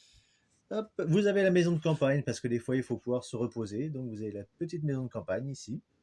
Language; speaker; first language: French; native; French